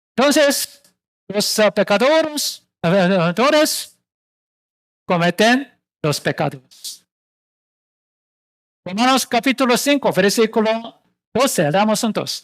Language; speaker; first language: Spanish; non-native, learner; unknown